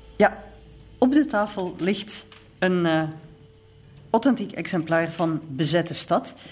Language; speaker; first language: Dutch; native; Dutch